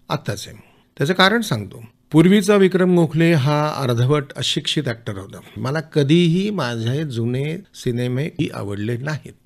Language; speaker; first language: Marathi; native; Marathi